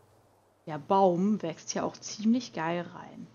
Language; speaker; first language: German; native; German